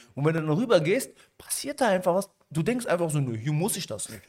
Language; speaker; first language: German; early bilingual, other home language; Arabic